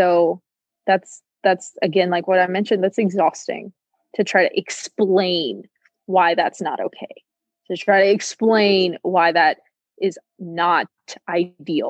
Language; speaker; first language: English; native; English